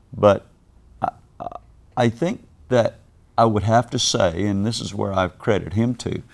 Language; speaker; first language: English; native; English